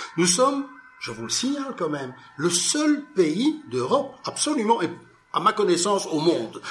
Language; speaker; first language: French; native; French